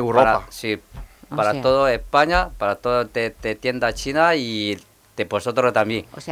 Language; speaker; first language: Spanish; non-native, learner; Chinese